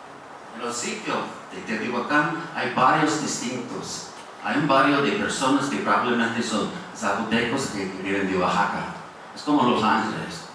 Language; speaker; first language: Spanish; non-native, fluent; English